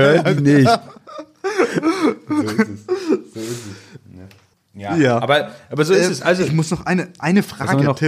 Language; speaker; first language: German; native; German